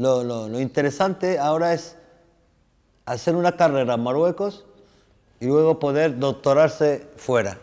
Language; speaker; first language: Spanish; non-native, fluent; Arabic